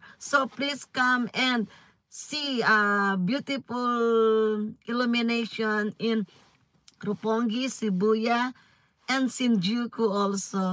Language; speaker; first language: English; non-native, learner; Filipino